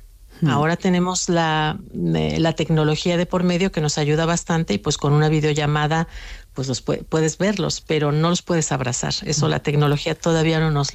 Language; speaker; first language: Spanish; native; Spanish